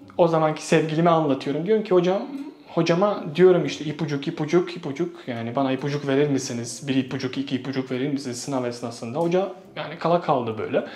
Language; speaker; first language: Turkish; non-native, fluent; Bosnian